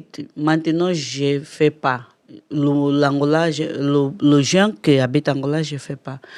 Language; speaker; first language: French; non-native, learner; Portuguese